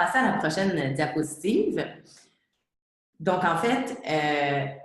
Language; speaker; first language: French; native; French